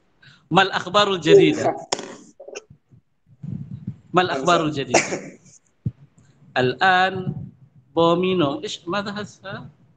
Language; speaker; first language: Arabic; non-native, fluent; Indonesian